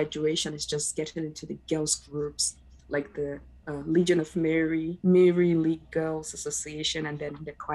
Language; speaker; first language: English; non-native, local second language; Igbo